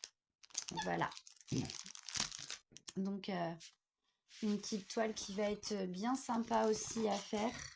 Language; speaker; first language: French; native; French